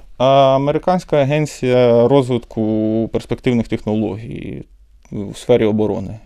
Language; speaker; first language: Ukrainian; native; Ukrainian